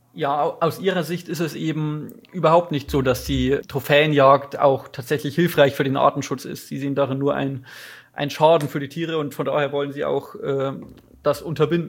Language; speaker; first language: German; native; German